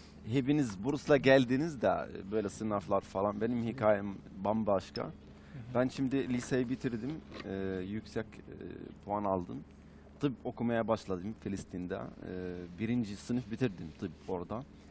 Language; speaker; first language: Turkish; non-native, fluent; Arabic